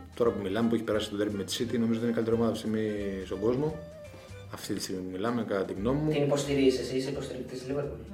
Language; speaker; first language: Greek; native; Greek